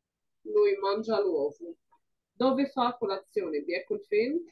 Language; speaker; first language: Italian; non-native, fluent; Arabic